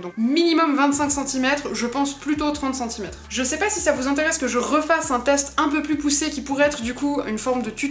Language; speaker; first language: French; native; French